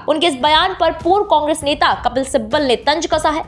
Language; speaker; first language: Hindi; native; Hindi